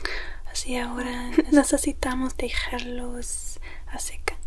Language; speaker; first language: Spanish; non-native, learner; English